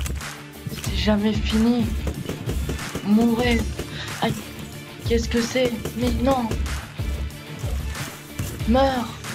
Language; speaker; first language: French; native; French